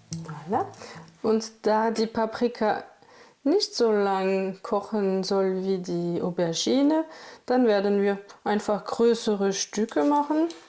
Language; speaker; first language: German; non-native, fluent; French